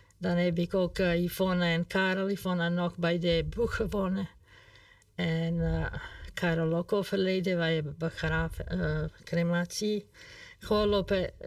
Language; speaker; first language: Dutch; non-native, learner; Serbian